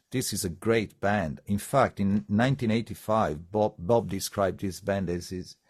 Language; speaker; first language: English; non-native, fluent; Italian